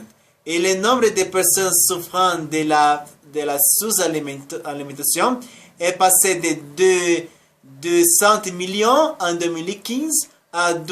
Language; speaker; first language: French; non-native, learner; Spanish